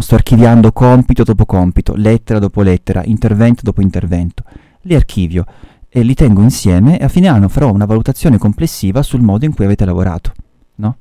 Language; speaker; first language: Italian; native; Italian